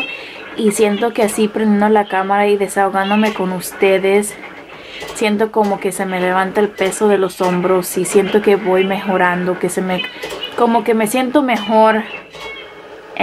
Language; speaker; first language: Spanish; early bilingual, heritage; Spanish